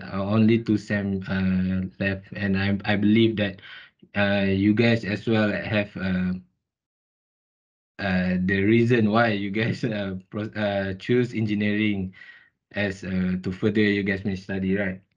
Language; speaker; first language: English; non-native, local second language; Malay